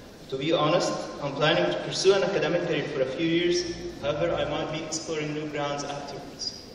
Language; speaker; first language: English; non-native, fluent; Arabic